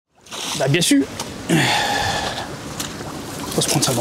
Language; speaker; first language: French; native; French